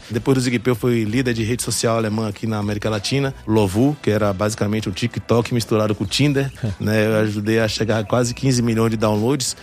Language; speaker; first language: Portuguese; early bilingual, other home language; French